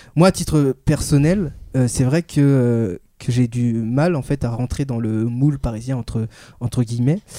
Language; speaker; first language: French; native; French